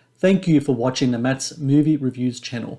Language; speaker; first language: English; native; English